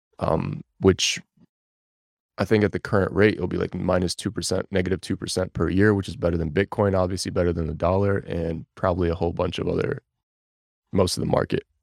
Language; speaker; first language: English; early bilingual, other home language; Bulgarian